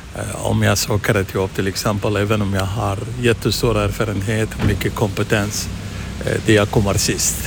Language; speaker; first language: Swedish; non-native, fluent; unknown